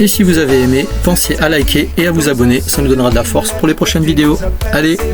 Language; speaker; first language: French; native; French